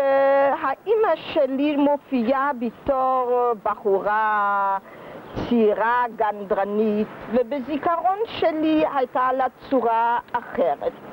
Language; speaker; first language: Hebrew; early bilingual, other home language; German